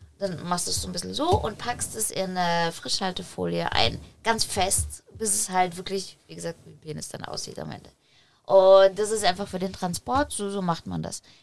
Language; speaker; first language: German; early bilingual, other home language; Polish